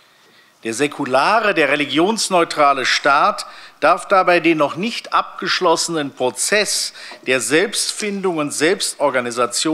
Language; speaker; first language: German; native; German